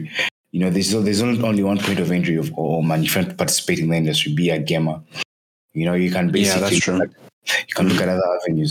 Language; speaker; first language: English; non-native, local second language; Ganda